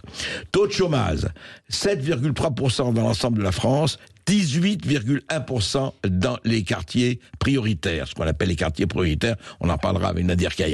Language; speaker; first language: French; native; French